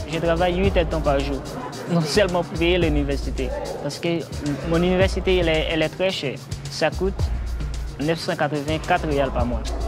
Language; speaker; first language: French; non-native, local second language; Haitian Creole